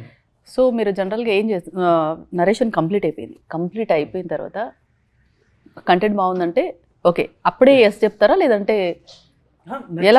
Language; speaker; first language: Telugu; native; Telugu